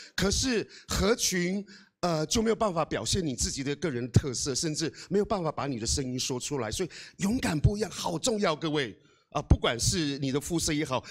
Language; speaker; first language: Chinese; non-native, local second language; Amis